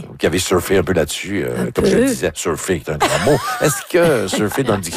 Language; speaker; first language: French; native; French